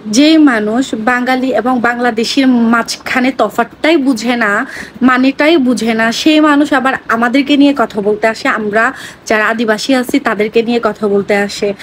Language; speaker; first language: Bangla; non-native, local second language; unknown